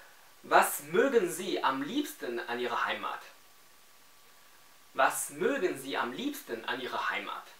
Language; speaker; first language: German; non-native, fluent; Chinese